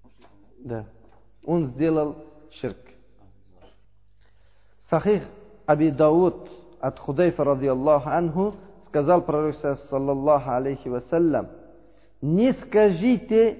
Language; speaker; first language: Russian; non-native, learner; Uzbek